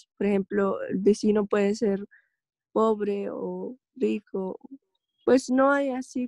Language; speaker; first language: Spanish; non-native, learner; Russian